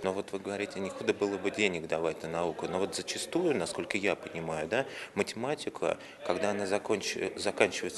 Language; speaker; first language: Russian; native; Russian